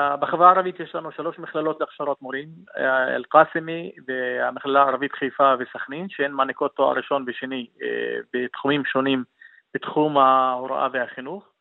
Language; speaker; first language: Hebrew; non-native, local second language; Arabic